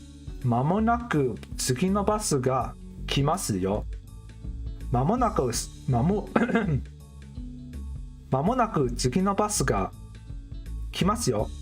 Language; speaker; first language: Japanese; non-native, learner; English